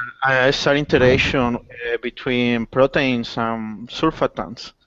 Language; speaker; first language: English; non-native, learner; Spanish